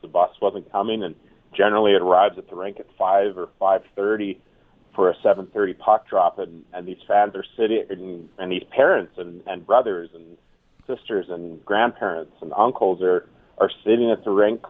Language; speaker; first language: English; native; English